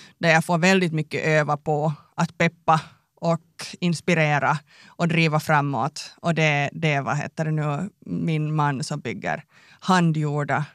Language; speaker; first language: Swedish; native; Swedish